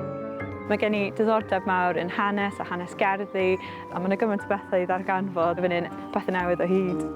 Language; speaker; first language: Welsh; native; Welsh